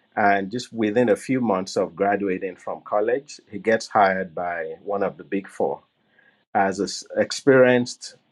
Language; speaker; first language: English; non-native, local second language; Yoruba